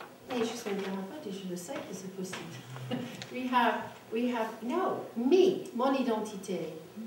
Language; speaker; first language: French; non-native, fluent; English